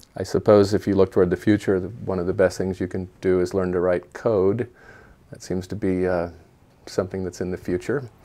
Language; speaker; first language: English; native; English